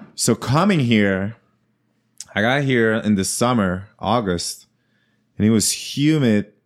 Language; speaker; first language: English; non-native, fluent; Spanish